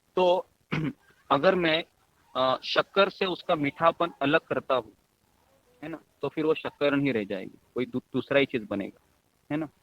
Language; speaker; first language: Hindi; non-native, local second language; Marathi